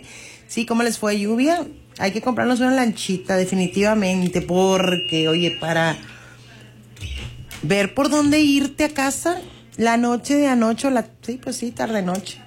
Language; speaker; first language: Spanish; native; Spanish